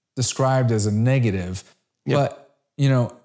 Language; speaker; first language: English; native; English